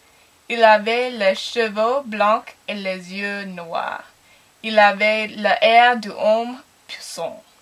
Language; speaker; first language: French; non-native, learner; English